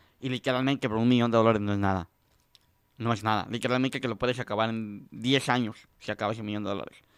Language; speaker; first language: Spanish; native; Spanish